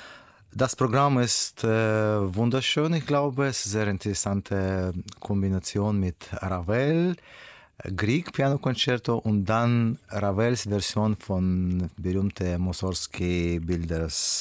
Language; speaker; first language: German; non-native, learner; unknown